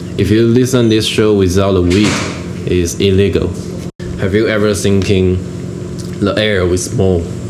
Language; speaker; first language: English; non-native, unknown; Chinese